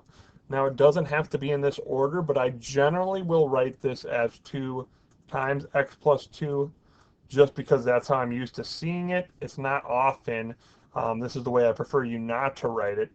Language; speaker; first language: English; native; English